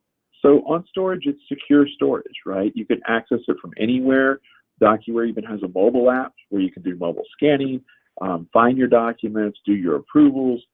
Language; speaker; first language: English; native; English